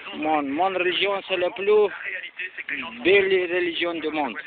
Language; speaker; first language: French; non-native, learner; Romanian